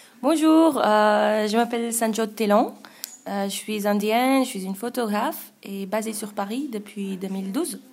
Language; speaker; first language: French; non-native, fluent; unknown